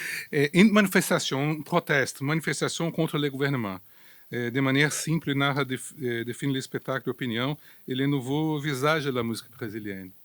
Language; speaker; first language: French; non-native, fluent; Portuguese